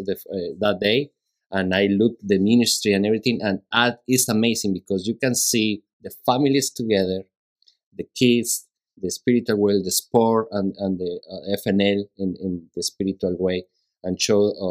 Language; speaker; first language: English; non-native, learner; Spanish